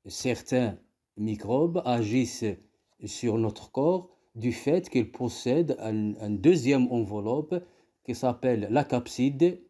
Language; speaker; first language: French; non-native, local second language; Arabic